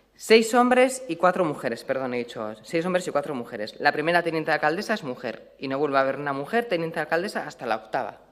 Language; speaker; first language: Spanish; native; Spanish